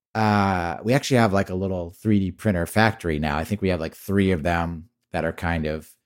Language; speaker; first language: English; native; English